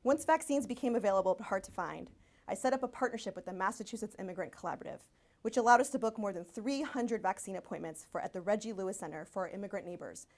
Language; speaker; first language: English; early bilingual, other home language; Spanish